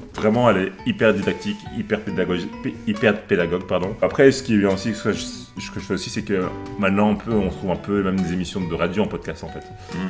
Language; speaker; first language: French; native; French